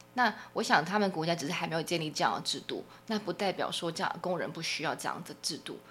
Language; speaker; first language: Chinese; native; Chinese